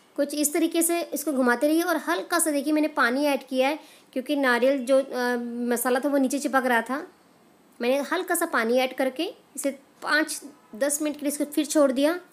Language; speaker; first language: Hindi; native; Hindi